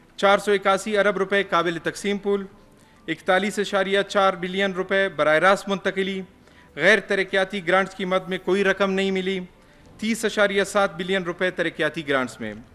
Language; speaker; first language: Urdu; non-native, local second language; Baluchi